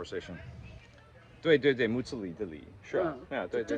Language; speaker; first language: Chinese; non-native, learner; English